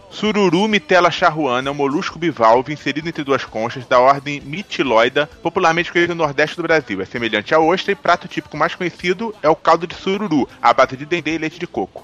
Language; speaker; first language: Portuguese; native; Portuguese